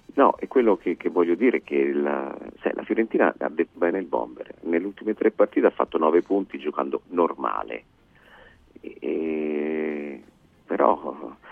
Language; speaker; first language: Italian; native; Italian